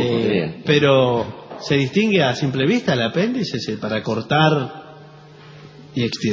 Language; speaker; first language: Spanish; native; Spanish